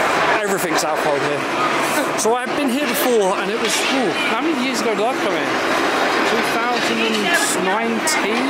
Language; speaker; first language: English; native; English